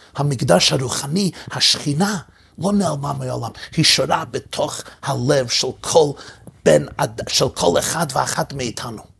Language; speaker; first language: Hebrew; early bilingual, heritage; English